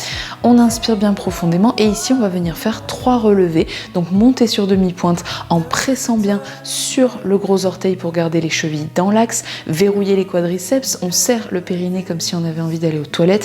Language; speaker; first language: French; native; French